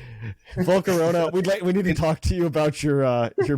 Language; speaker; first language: English; native; English